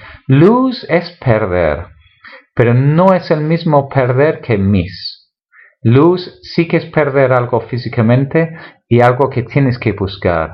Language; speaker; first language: Spanish; non-native, fluent; English